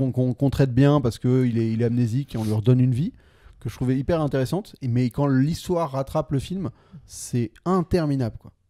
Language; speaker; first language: French; native; French